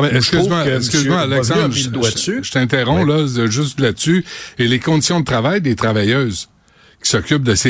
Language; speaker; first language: French; native; French